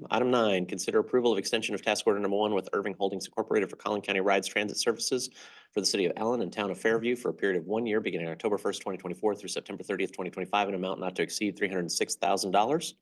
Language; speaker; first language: English; native; English